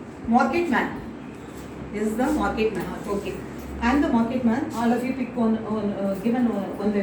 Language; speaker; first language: English; non-native, local second language; Tamil